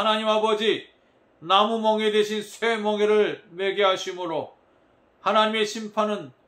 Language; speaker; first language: Korean; native; Korean